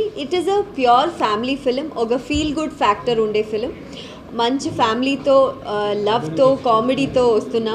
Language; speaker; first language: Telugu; non-native, local second language; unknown